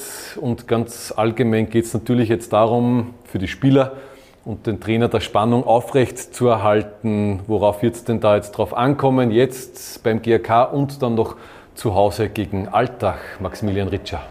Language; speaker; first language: German; native; German